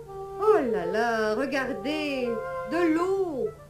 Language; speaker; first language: French; non-native, learner; English